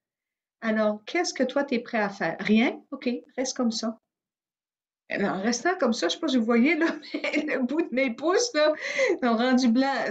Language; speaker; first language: French; native; French